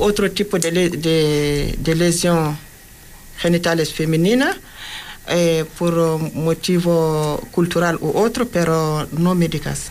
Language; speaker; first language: Spanish; non-native, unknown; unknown